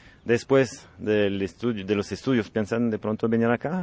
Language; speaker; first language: Spanish; non-native, learner; French